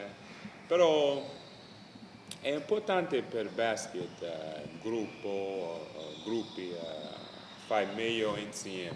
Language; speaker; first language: Italian; non-native, learner; English